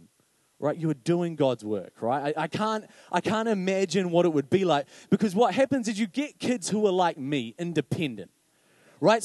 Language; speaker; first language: English; native; English